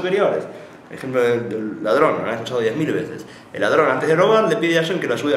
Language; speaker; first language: Spanish; native; Spanish